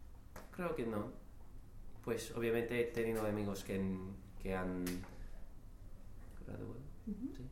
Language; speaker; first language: Spanish; non-native, learner; English